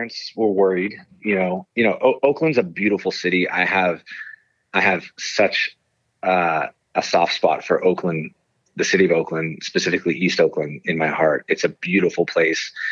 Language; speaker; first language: English; native; English